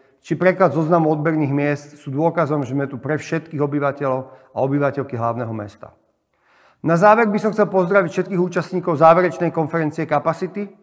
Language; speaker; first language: Slovak; native; Slovak